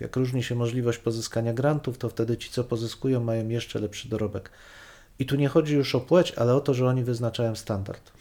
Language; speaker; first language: Polish; native; Polish